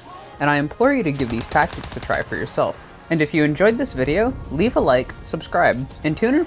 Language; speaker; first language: English; native; English